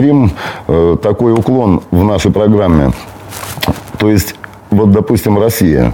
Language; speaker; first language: Russian; native; Russian